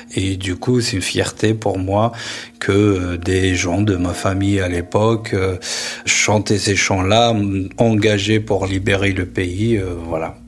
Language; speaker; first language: French; non-native, local second language; Kabyle